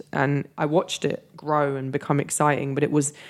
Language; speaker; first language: English; native; English